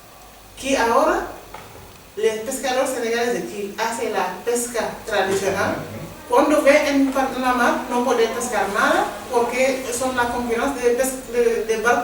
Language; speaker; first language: Spanish; non-native, learner; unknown